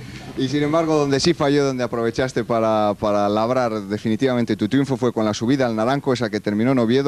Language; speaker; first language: Spanish; native; Spanish